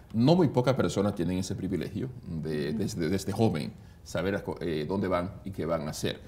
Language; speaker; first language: Spanish; native; Spanish